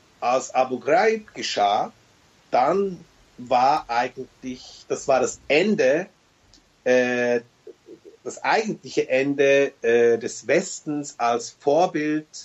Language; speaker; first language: German; early bilingual, other home language; Turkish